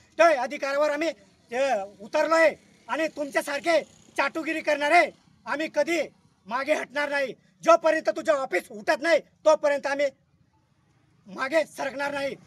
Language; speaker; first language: Marathi; non-native, local second language; Bhili